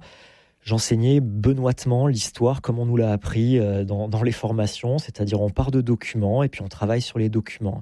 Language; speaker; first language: French; native; French